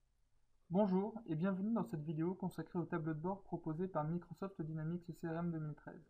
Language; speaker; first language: French; native; French